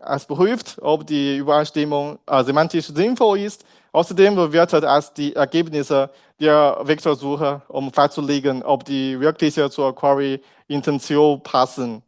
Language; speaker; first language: German; non-native, learner; Chinese